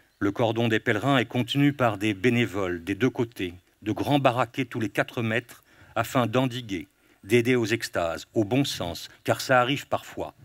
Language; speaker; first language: French; native; French